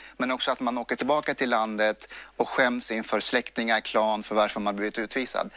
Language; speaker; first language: Swedish; early bilingual, other home language; Persian